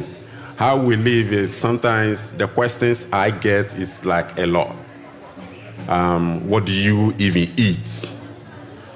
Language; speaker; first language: English; non-native, local second language; Ga